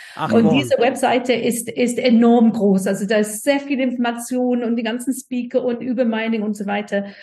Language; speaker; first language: German; non-native, fluent; English